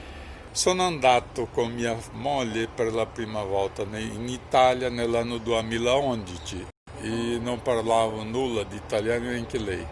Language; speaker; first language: Italian; non-native, learner; Portuguese